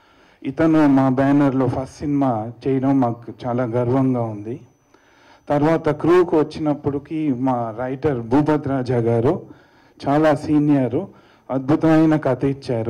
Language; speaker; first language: Telugu; native; Telugu